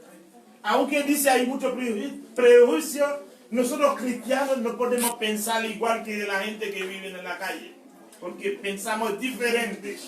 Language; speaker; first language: Spanish; non-native, learner; Haitian Creole